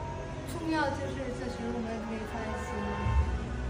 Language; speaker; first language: Chinese; non-native, learner; Vietnamese